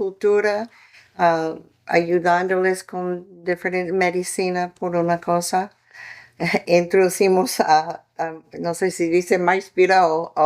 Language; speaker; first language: Spanish; non-native, fluent; English